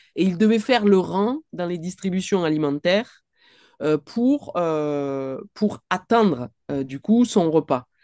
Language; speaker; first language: French; native; French